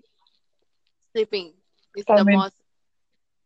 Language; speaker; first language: English; non-native, local second language; Filipino